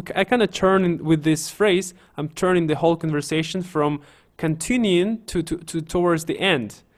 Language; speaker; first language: English; non-native, fluent; Russian